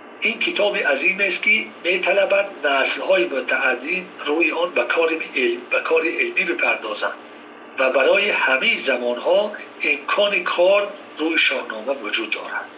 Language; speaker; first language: Persian; native; Persian